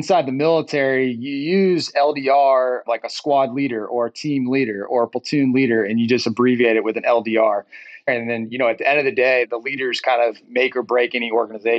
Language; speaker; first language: English; native; English